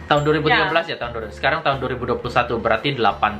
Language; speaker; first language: Indonesian; native; Indonesian